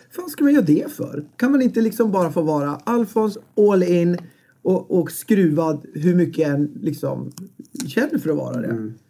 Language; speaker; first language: Swedish; native; Swedish